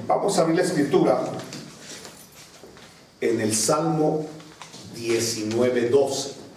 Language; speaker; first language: Spanish; native; Spanish